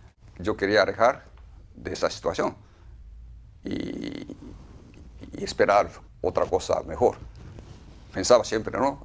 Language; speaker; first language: Spanish; non-native, fluent; Japanese